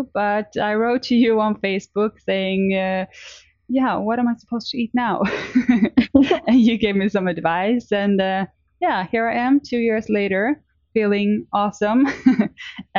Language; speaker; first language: English; non-native, fluent; Swedish